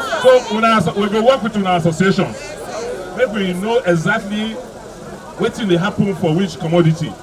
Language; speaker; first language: Nigerian Pidgin; non-native, local second language; Bini